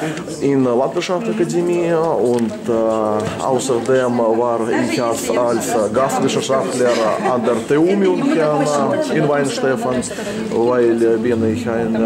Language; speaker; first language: German; non-native, learner; Russian